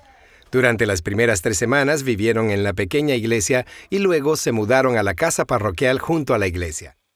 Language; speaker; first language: Spanish; native; Spanish